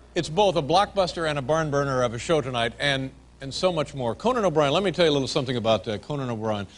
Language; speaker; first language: English; native; English